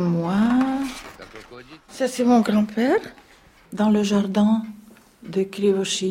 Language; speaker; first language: French; non-native, fluent; Russian